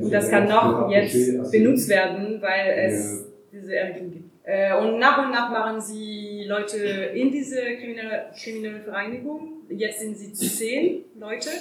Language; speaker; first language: German; non-native, learner; French